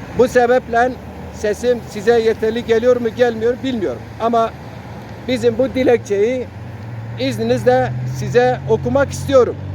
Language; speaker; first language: Turkish; non-native, local second language; Zaza